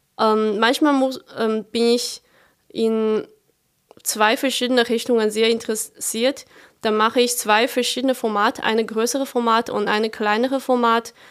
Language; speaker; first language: German; non-native, fluent; Chinese